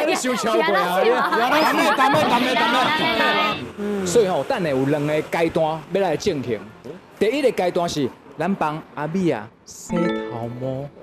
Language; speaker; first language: Chinese; native; Chinese